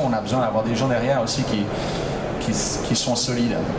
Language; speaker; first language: French; native; French